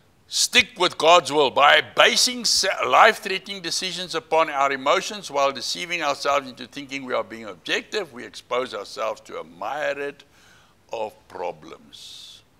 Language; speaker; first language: English; non-native, local second language; Afrikaans